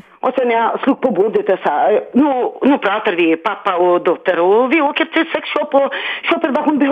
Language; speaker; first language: Swedish; non-native, learner; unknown